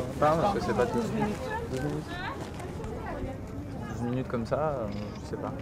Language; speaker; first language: French; native; French